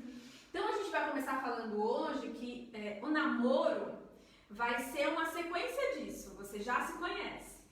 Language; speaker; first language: Portuguese; native; Portuguese